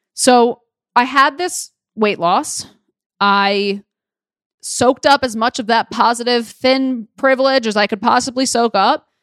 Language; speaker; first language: English; native; English